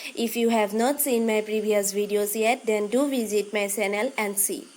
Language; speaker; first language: English; non-native, local second language; Assamese